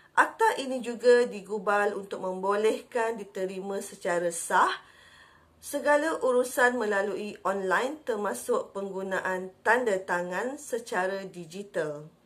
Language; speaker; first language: Malay; native; Malay